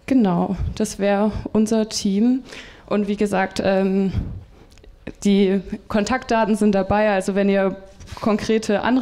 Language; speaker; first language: German; native; German